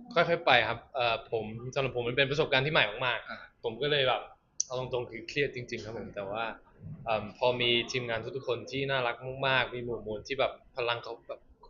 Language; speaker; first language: Thai; early bilingual, heritage; Thai